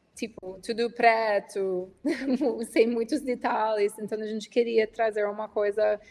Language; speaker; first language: Portuguese; non-native, fluent; English